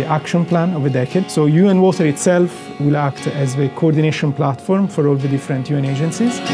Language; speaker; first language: English; non-native, fluent; Spanish